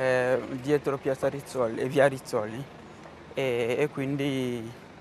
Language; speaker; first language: Italian; non-native, fluent; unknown